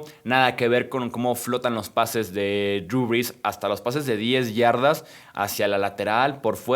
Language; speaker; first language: Spanish; native; Spanish